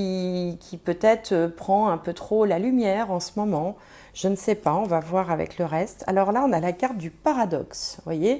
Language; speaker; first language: French; native; French